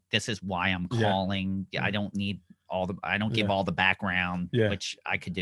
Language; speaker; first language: English; native; English